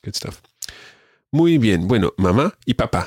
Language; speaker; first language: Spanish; non-native, fluent; English